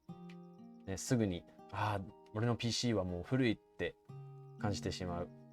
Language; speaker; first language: Japanese; non-native, fluent; English